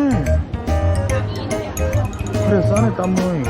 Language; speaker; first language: Korean; native; Korean